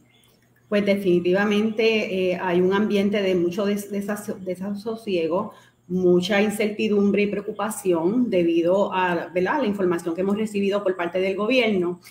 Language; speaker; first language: Spanish; native; Spanish